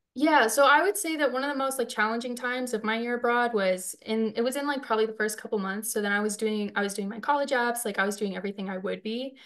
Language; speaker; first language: English; native; English